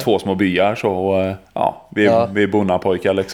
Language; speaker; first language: Swedish; native; Swedish